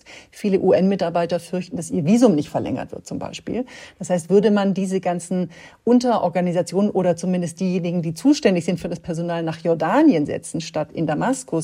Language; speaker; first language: German; native; German